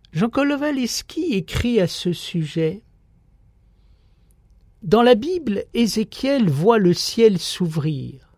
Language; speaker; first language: French; native; French